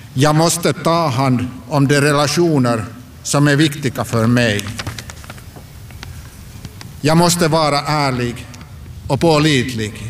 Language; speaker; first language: Swedish; non-native, local second language; Finnish